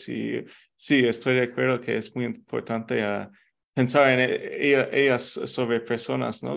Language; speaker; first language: Spanish; non-native, fluent; English